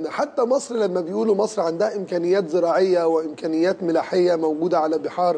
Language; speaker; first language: Arabic; native; Arabic